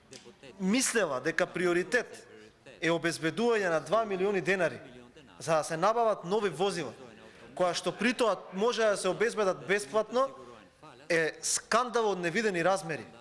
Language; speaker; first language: Macedonian; native; Macedonian